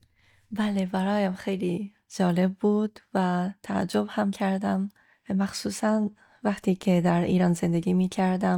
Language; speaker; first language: Persian; non-native, fluent; Japanese